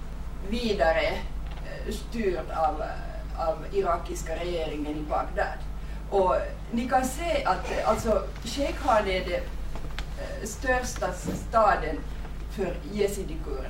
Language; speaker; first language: Swedish; non-native, fluent; Finnish